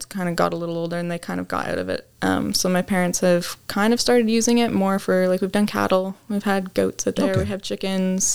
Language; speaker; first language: English; native; English